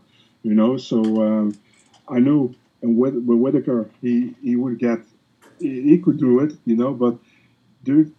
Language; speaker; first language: English; non-native, fluent; Dutch